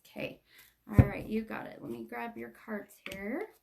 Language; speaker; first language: English; native; English